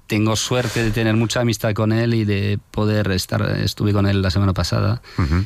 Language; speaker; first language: Spanish; non-native, fluent; French